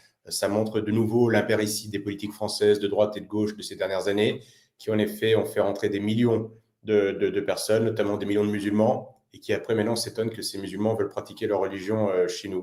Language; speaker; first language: French; native; French